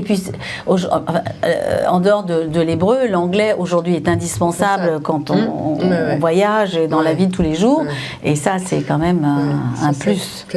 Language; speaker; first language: French; native; French